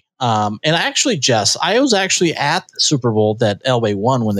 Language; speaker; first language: English; native; English